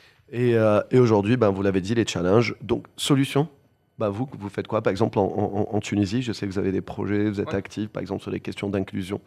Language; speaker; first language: French; non-native, local second language; Arabic